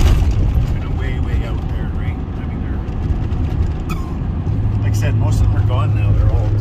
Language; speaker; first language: English; native; English